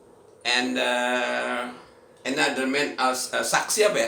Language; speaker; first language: English; non-native, learner; Indonesian